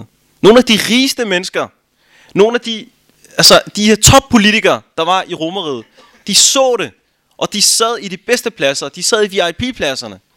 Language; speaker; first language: Danish; early bilingual, other home language; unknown